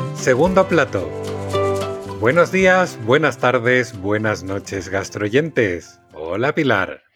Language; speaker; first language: Spanish; native; Spanish